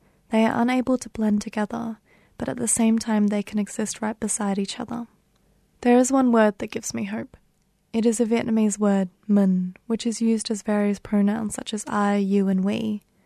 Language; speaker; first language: English; native; English